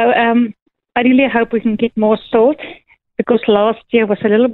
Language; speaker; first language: English; non-native, local second language; Afrikaans